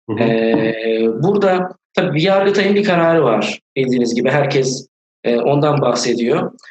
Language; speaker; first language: Turkish; native; Turkish